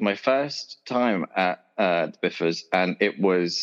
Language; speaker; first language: English; native; English